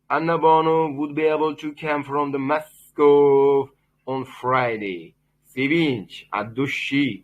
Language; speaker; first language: English; non-native, learner; Uzbek